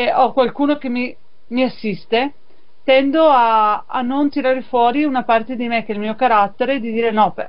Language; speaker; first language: Italian; native; Italian